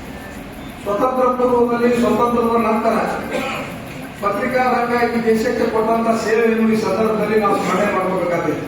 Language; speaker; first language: Kannada; native; Kannada